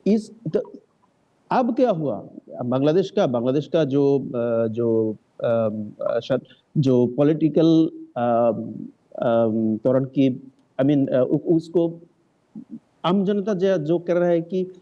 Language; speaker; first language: Hindi; non-native, learner; Bangla